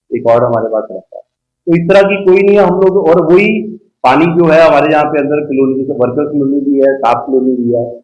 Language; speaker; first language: Hindi; native; Hindi